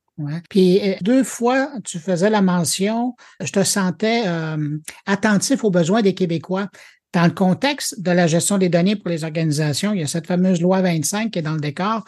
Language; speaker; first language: French; native; French